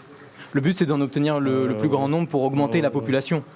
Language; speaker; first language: French; native; French